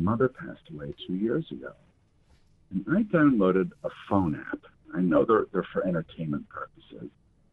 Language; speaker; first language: English; native; English